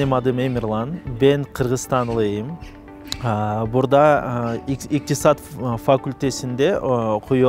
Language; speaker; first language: Turkish; non-native, learner; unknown